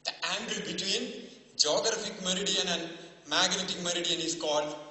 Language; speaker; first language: English; non-native, local second language; Malayalam